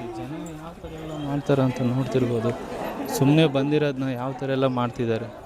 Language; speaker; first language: Kannada; native; Kannada